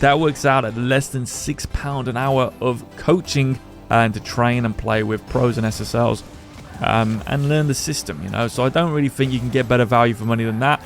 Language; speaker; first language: English; native; English